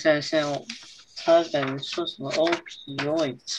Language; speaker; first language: Chinese; early bilingual, heritage; Chinese